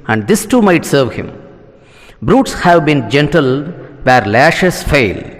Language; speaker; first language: English; non-native, local second language; Tamil